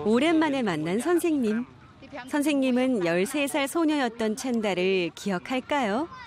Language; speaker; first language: Korean; native; Korean